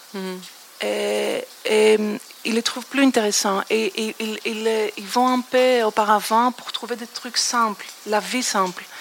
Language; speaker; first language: French; non-native, fluent; Greek